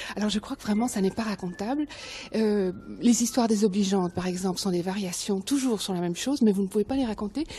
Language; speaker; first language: French; native; French